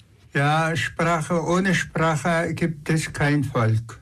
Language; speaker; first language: German; non-native, fluent; Tuvinian